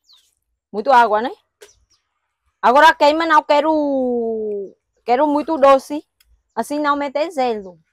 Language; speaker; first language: Portuguese; non-native, learner; Vietnamese